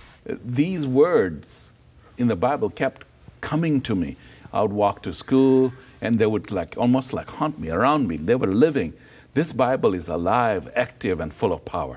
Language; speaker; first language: English; non-native, local second language; Gujarati